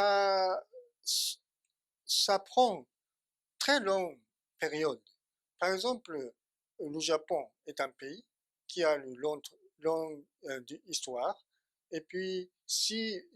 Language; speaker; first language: French; non-native, fluent; Japanese